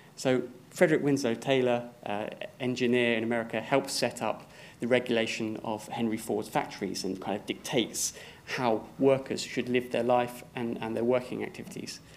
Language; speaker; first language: English; native; English